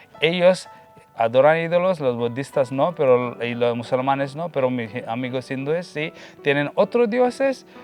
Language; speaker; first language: Spanish; non-native, fluent; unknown